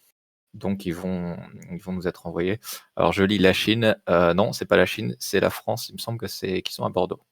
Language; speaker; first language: French; native; French